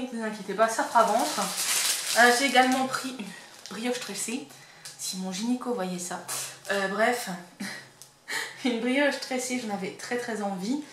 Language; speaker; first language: French; native; French